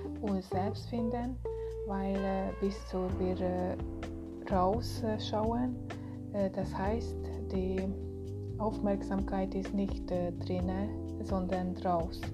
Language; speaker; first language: German; non-native, learner; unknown